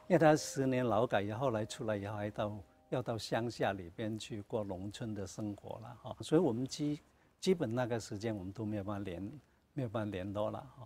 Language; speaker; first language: Chinese; non-native, local second language; Cantonese